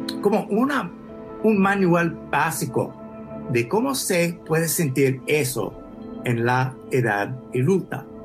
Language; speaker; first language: Spanish; early bilingual, heritage; English